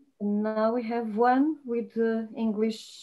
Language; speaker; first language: English; non-native, fluent; Portuguese